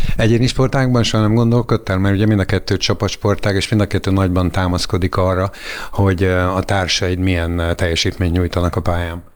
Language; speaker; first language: Hungarian; native; Hungarian